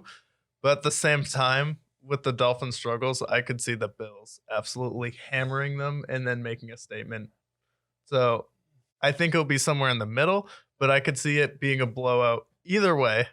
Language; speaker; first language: English; native; English